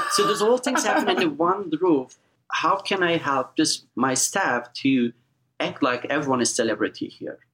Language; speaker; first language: English; non-native, fluent; Turkish